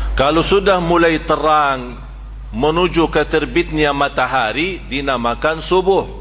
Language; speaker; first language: Malay; non-native, fluent; Arabic